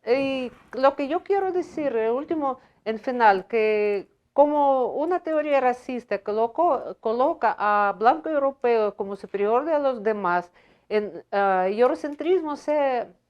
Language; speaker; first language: Spanish; non-native, fluent; Russian